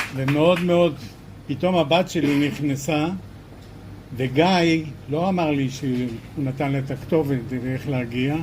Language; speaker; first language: Hebrew; early bilingual, other home language; Polish